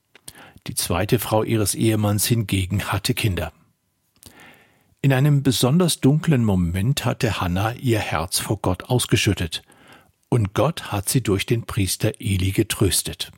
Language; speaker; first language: German; native; German